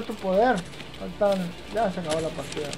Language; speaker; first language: Spanish; native; Spanish